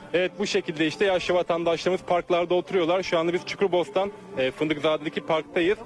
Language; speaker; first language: Turkish; native; Turkish